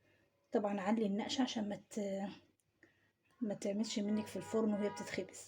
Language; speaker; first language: Arabic; native; Arabic